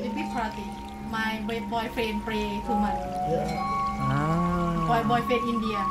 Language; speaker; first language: English; non-native, learner; Thai